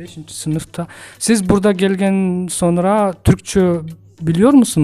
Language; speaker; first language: Turkish; non-native, learner; Kyrgyz